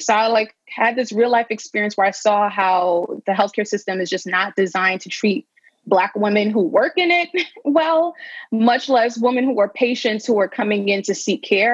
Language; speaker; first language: English; native; English